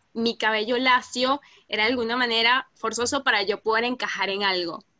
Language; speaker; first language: Spanish; native; Spanish